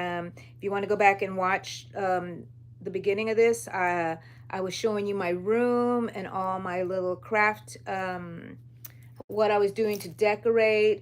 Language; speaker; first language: English; native; English